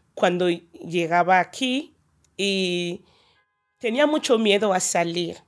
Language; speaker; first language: Spanish; non-native, learner; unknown